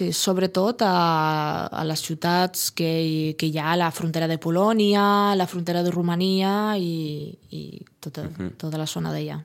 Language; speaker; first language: Catalan; non-native, fluent; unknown